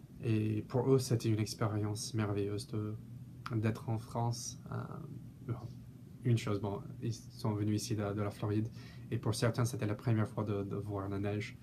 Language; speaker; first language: French; non-native, fluent; English